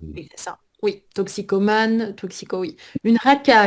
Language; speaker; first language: French; native; French